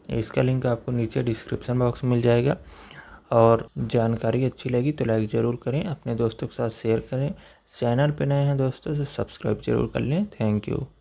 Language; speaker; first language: Hindi; native; Hindi